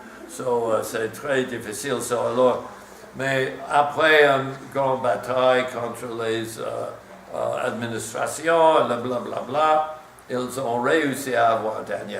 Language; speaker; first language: French; non-native, learner; English